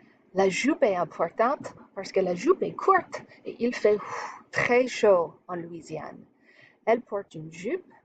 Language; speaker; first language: French; non-native, fluent; English